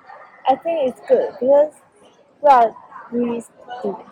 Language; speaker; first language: English; non-native, learner; Chinese